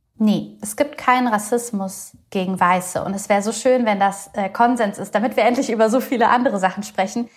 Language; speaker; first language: German; early bilingual, other home language; Bulgarian